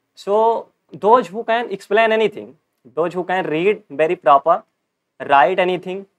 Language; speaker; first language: English; non-native, local second language; Hindi